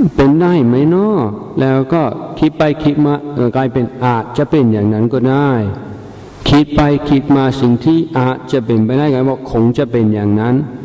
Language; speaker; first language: Thai; non-native, fluent; English